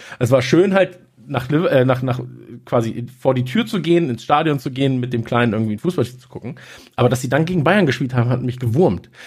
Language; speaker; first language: German; native; German